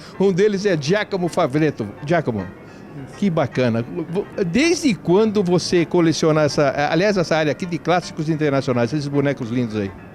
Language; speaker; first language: Portuguese; native; Portuguese